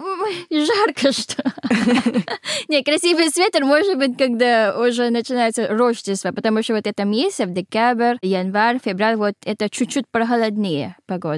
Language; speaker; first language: Russian; non-native, learner; Filipino